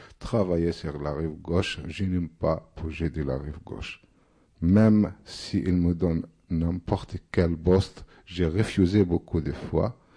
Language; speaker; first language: French; non-native, fluent; Arabic